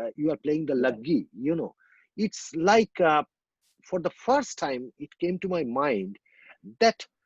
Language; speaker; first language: English; non-native, local second language; Bangla